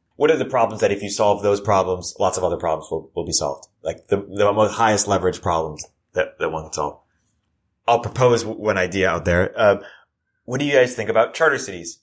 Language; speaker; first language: English; native; English